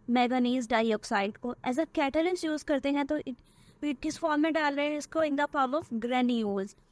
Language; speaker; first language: Hindi; native; Hindi